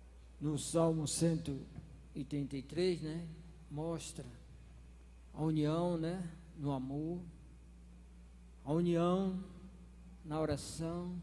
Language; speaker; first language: Portuguese; native; Portuguese